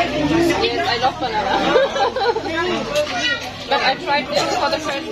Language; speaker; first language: English; non-native, fluent; German